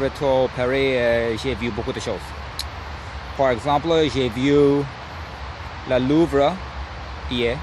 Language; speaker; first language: French; non-native, learner; English